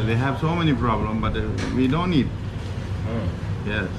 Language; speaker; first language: English; non-native, learner; Tamil